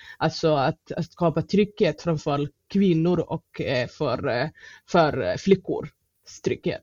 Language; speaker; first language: Swedish; non-native, fluent; Somali